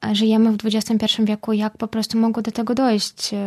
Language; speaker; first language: Polish; non-native, fluent; Russian